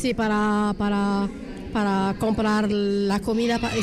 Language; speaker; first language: Spanish; non-native, learner; Arabic